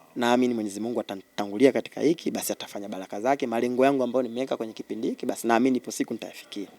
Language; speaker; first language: Swahili; native; Swahili